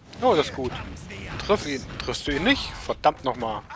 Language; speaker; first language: German; native; German